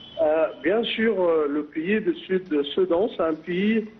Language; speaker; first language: French; non-native, fluent; Arabic